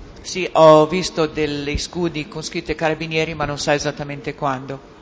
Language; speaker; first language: Italian; native; Italian